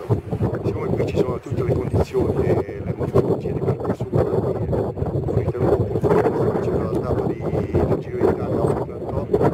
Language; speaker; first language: Italian; native; Italian